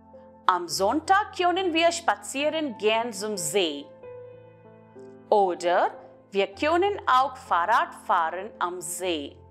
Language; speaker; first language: German; non-native, fluent; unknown